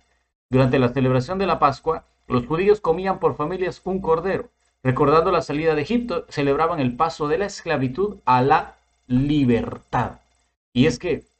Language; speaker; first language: Spanish; native; Spanish